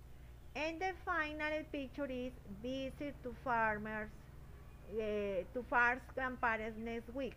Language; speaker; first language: English; non-native, learner; Spanish